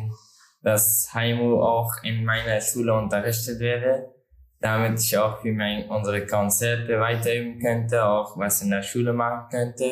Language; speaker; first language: German; non-native, learner; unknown